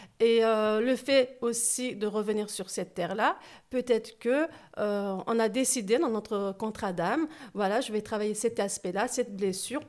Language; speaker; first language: French; early bilingual, other home language; Turkish